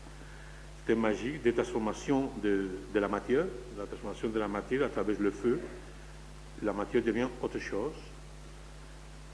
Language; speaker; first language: French; non-native, fluent; Spanish